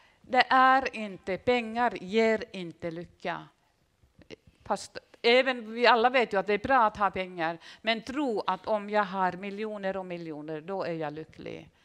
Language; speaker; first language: Swedish; non-native, fluent; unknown